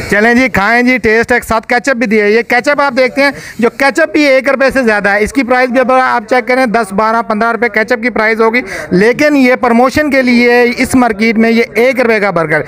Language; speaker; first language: Urdu; non-native, local second language; Punjabi